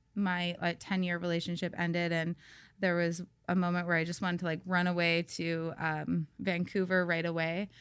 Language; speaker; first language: English; native; English